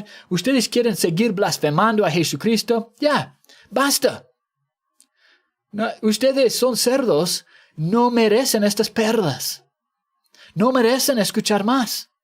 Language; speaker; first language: Spanish; non-native, fluent; English